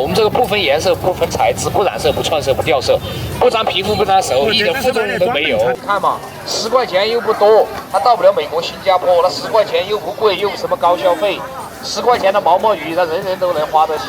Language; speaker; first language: Chinese; native; Chinese